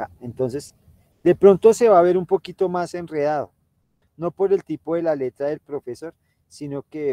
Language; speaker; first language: Spanish; native; Spanish